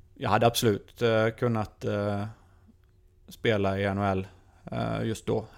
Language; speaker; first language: Swedish; native; Swedish